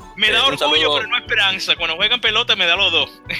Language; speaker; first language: Spanish; early bilingual, heritage; Spanish